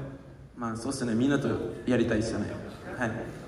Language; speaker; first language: Japanese; non-native, learner; Portuguese